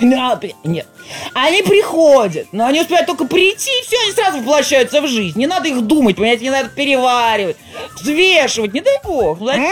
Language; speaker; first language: Russian; native; Russian